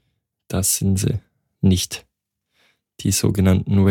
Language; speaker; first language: German; native; German